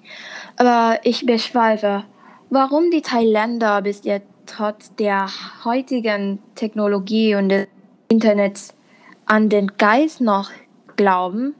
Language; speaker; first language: German; non-native, fluent; Thai